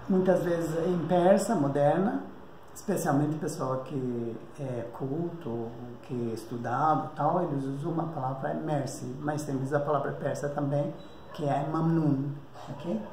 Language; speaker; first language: Portuguese; non-native, fluent; Persian